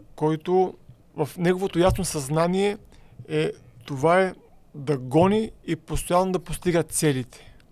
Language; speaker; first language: Bulgarian; native; Bulgarian